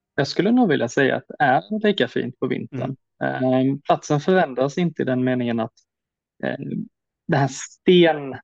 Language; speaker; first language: Swedish; native; Swedish